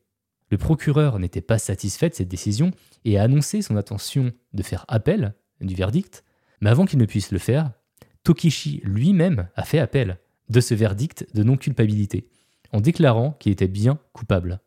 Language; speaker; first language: French; native; French